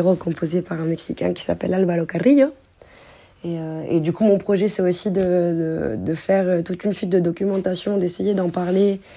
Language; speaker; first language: French; native; French